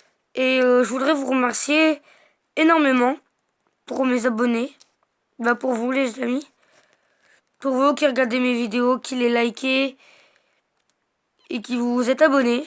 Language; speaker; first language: French; native; French